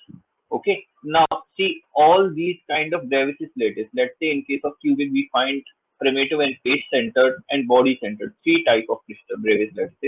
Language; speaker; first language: English; non-native, local second language; Hindi